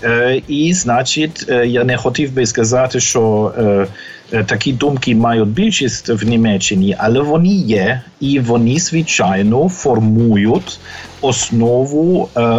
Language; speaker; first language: Ukrainian; non-native, fluent; German